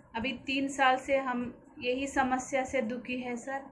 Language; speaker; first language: Hindi; non-native, local second language; Telugu